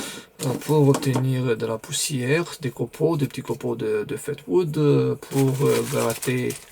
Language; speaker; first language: French; non-native, fluent; Romanian